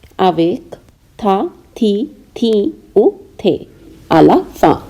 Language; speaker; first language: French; non-native, fluent; Hindi